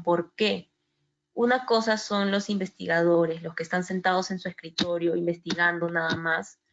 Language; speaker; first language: Spanish; native; Spanish